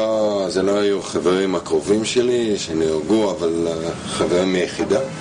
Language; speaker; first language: Hebrew; non-native, fluent; Russian